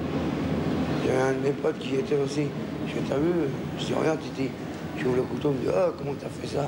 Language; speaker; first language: French; native; French